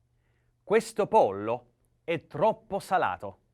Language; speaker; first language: Italian; non-native, learner; English